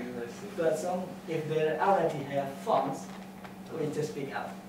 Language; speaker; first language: English; non-native, fluent; Indonesian